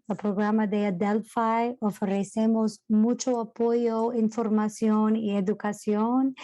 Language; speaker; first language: Spanish; non-native, fluent; English